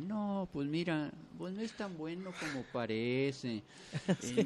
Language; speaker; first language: Spanish; native; Spanish